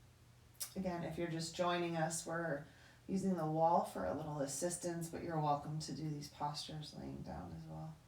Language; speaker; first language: English; native; English